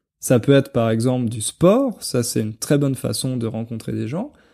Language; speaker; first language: French; native; French